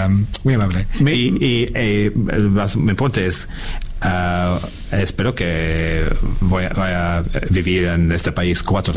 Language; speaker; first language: Spanish; non-native, learner; English